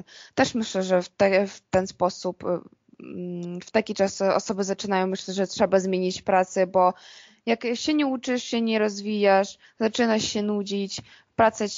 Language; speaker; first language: Polish; non-native, fluent; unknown